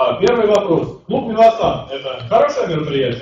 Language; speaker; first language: Russian; native; Russian